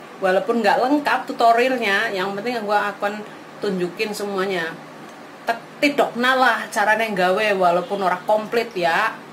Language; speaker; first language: Indonesian; non-native, local second language; Javanese